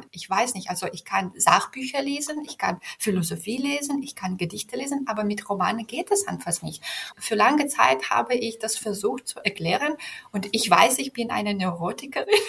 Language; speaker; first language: German; non-native, fluent; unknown